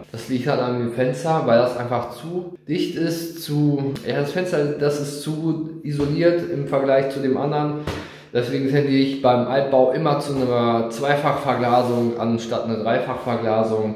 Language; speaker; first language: German; native; German